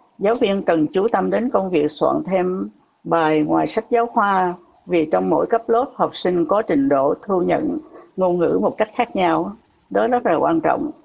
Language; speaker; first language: Vietnamese; native; Vietnamese